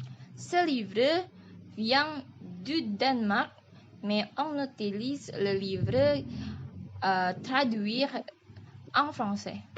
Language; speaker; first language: French; non-native, learner; Indonesian